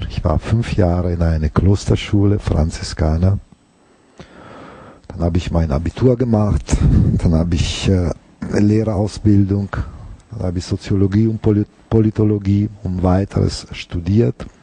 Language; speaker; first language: German; non-native, fluent; Italian